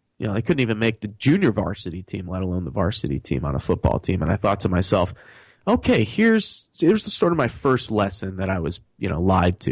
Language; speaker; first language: English; native; English